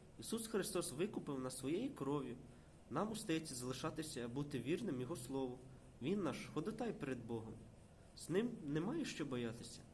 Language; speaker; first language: Ukrainian; non-native, local second language; Russian